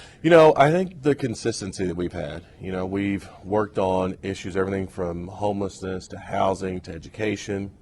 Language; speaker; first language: English; native; English